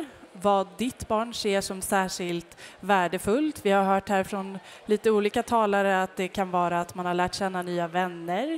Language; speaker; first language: Swedish; native; Swedish